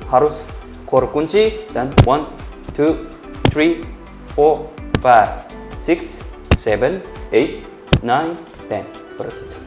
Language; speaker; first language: Indonesian; non-native, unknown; Korean